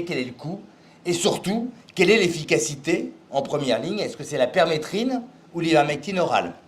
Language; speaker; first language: French; native; French